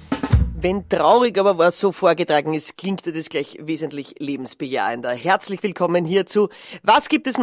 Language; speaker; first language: German; native; German